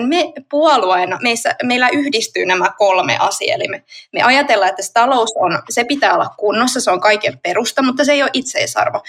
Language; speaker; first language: Finnish; native; Finnish